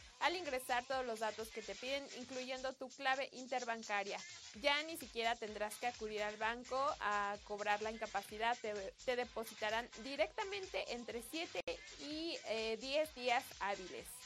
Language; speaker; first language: Spanish; native; Spanish